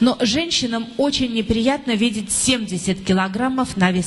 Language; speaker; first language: Russian; native; Russian